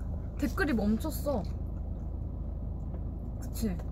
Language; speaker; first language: Korean; non-native, fluent; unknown